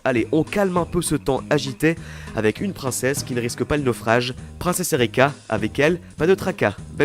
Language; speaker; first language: French; native; French